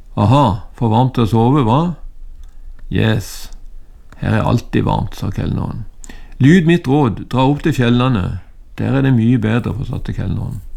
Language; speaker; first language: Norwegian; native; Norwegian